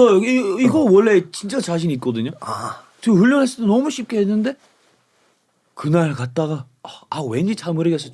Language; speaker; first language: Korean; non-native, fluent; English